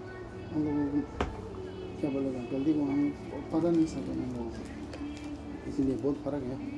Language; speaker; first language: Hindi; non-native, learner; Tibetan